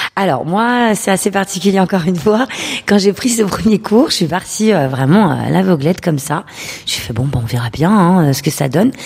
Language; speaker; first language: French; early bilingual, other home language; Urdu